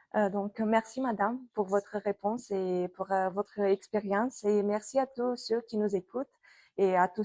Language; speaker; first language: French; non-native, fluent; Romanian